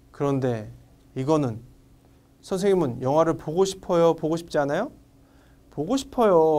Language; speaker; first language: Korean; non-native, fluent; Vietnamese